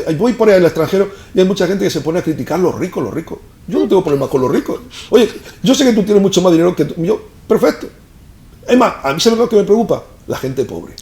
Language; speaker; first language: Spanish; native; Spanish